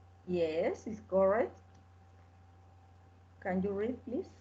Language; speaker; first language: English; non-native, learner; Spanish